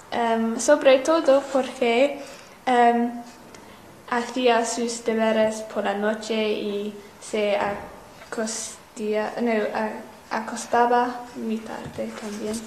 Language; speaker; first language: Spanish; non-native, learner; English